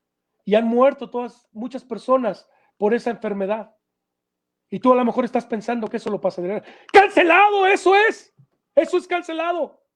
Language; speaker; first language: Spanish; native; Spanish